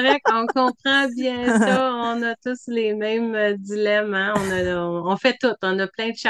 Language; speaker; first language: French; native; French